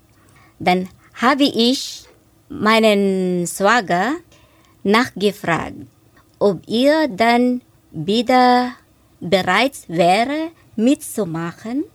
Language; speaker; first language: German; non-native, fluent; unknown